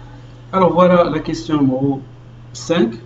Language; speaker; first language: French; non-native, local second language; Arabic